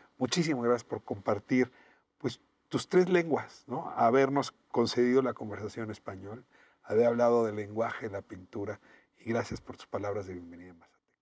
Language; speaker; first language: Spanish; native; Spanish